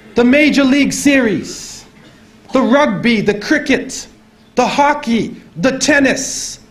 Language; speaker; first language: English; native; English